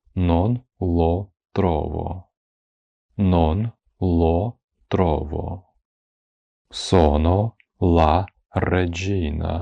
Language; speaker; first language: Italian; non-native, fluent; Ukrainian